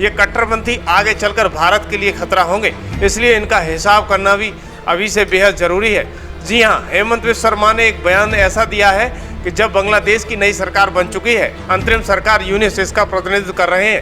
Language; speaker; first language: Hindi; native; Hindi